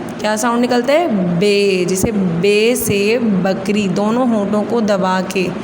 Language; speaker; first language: Urdu; non-native, local second language; Sindhi